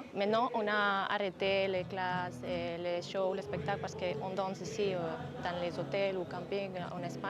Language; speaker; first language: French; non-native, learner; Spanish